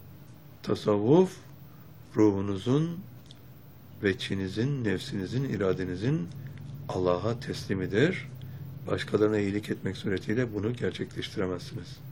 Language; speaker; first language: Turkish; native; Turkish